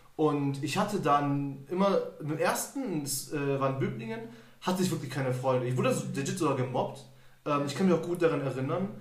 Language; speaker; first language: German; early bilingual, other home language; Turkish